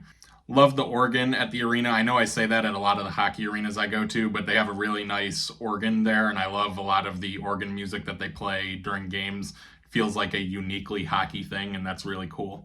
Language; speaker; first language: English; native; English